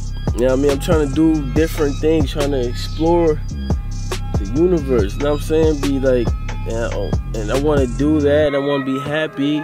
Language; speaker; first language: English; native; English